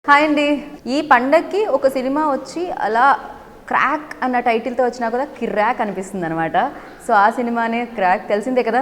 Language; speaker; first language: Telugu; native; Telugu